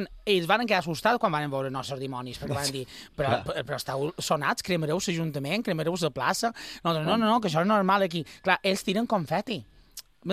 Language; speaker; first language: Catalan; native; Catalan